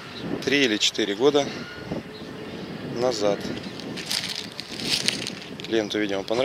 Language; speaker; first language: Russian; native; Russian